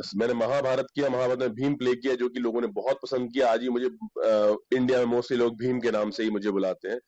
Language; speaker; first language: Hindi; native; Hindi